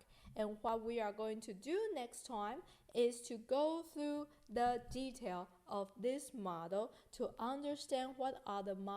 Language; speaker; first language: English; non-native, fluent; Chinese